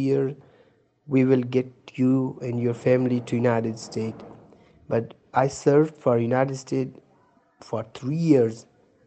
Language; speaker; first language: English; non-native, learner; Persian